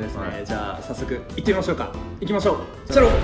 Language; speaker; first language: Japanese; native; Japanese